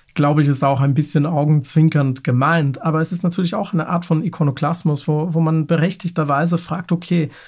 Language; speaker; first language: German; native; German